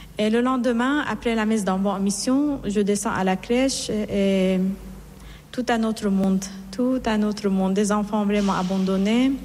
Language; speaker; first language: French; non-native, fluent; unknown